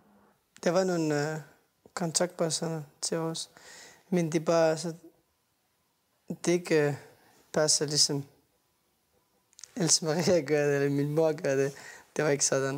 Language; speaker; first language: Danish; non-native, learner; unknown